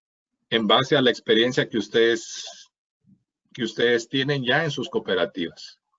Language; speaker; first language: Spanish; native; Spanish